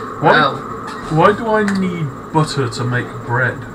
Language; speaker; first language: English; native; English